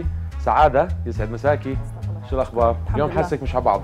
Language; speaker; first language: Arabic; native; Arabic